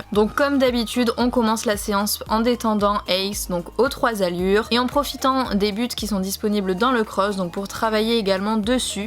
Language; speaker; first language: French; native; French